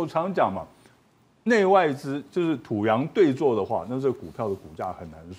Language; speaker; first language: Chinese; native; Chinese